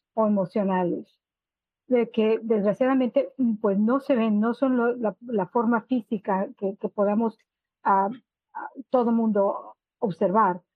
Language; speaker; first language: Spanish; native; Spanish